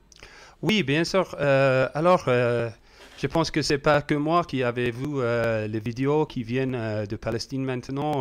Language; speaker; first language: French; non-native, learner; English